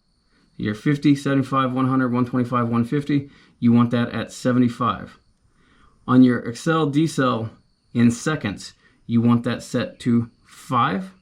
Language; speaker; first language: English; native; English